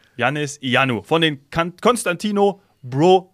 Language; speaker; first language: German; native; German